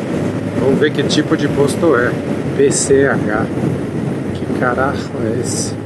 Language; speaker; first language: Portuguese; non-native, fluent; Italian